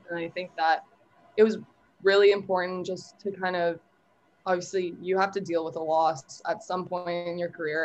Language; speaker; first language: English; native; English